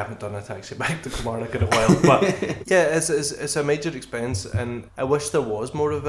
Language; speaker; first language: English; native; English